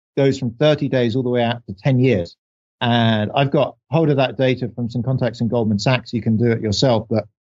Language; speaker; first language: English; native; English